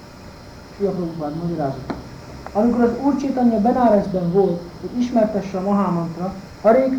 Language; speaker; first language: Hungarian; native; Hungarian